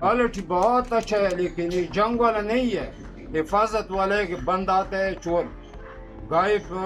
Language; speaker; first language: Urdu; non-native, local second language; Pashto